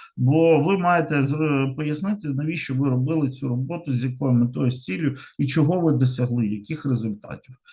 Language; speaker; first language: Ukrainian; non-native, local second language; Russian